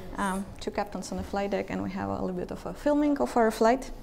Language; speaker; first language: English; non-native, fluent; Estonian